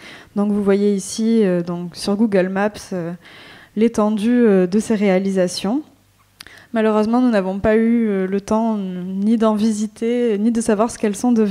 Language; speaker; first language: French; native; French